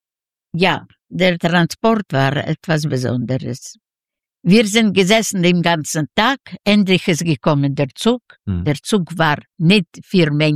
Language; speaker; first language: German; non-native, fluent; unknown